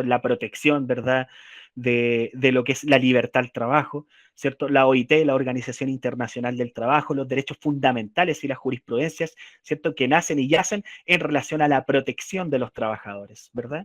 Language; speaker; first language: Spanish; native; Spanish